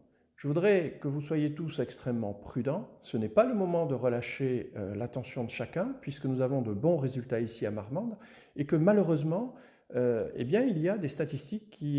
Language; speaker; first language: French; native; French